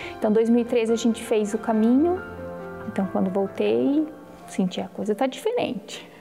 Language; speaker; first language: Portuguese; native; Portuguese